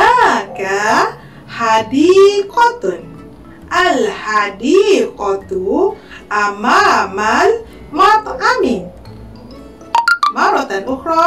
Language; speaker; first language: Arabic; non-native, fluent; Malay